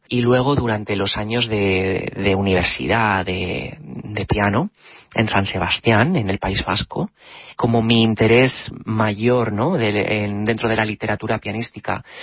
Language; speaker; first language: Spanish; native; Spanish